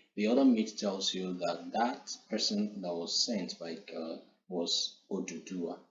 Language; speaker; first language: English; non-native, local second language; Yoruba